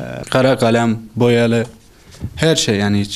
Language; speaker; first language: Turkish; non-native, learner; Arabic